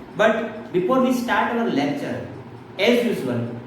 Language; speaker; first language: English; non-native, local second language; Gujarati